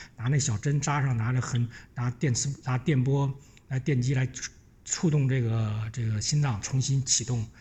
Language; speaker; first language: Chinese; native; Chinese